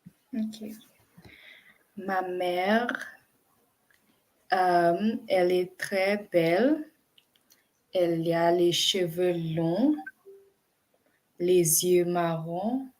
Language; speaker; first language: French; non-native, learner; English